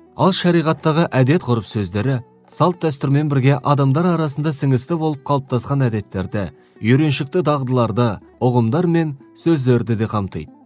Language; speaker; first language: Kazakh; native; Kazakh